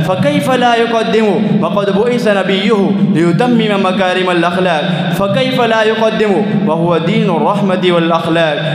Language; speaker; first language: Arabic; non-native, learner; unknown